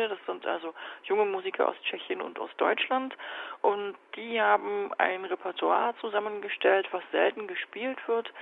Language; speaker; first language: German; native; German